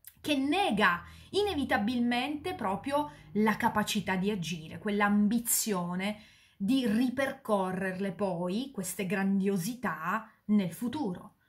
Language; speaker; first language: Italian; native; Italian